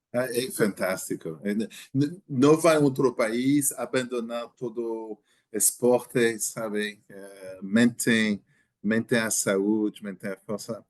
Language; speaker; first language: Portuguese; non-native, learner; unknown